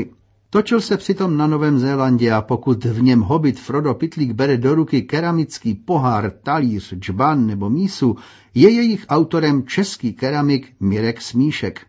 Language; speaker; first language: Czech; native; Czech